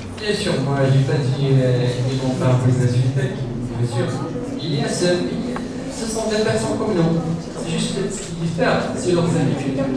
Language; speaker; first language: French; non-native, local second language; Arabic